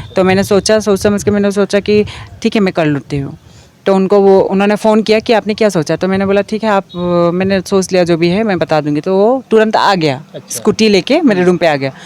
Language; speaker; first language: Hindi; non-native, local second language; Assamese